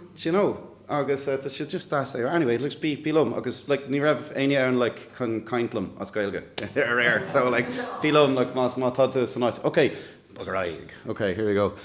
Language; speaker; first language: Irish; non-native, local second language; English